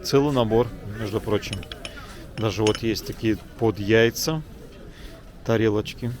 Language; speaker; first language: Russian; native; Russian